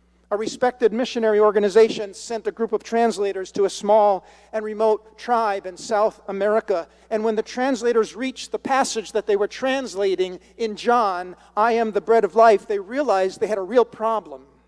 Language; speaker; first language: English; native; English